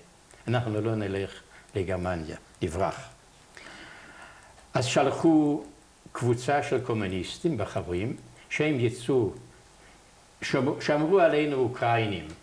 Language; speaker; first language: Hebrew; non-native, fluent; Yiddish